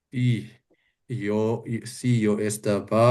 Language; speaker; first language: Spanish; non-native, learner; English